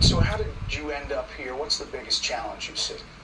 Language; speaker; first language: English; native; English